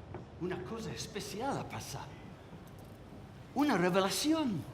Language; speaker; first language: Spanish; non-native, fluent; English